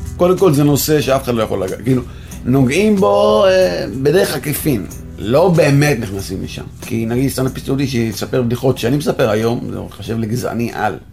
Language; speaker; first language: Hebrew; non-native, local second language; Arabic